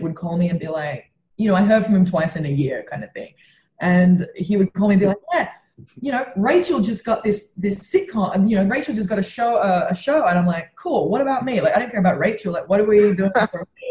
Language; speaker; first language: English; native; English